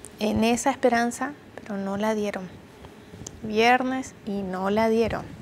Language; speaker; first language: Spanish; native; Spanish